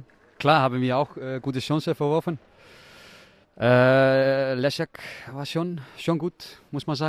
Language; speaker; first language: German; non-native, fluent; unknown